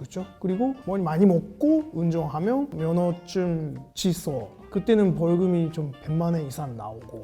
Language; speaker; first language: Korean; non-native, fluent; Japanese